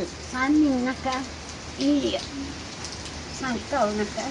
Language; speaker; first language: Chinese; non-native, local second language; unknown